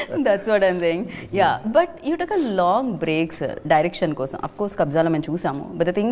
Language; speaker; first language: Telugu; native; Telugu